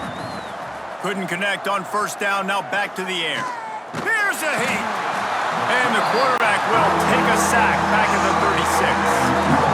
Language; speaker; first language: English; native; English